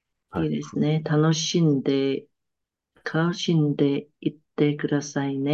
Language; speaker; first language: Japanese; non-native, learner; Chinese